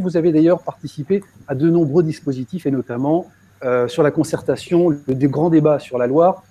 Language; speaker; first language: French; native; French